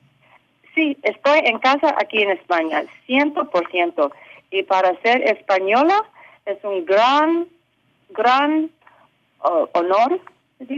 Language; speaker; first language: Spanish; early bilingual, heritage; English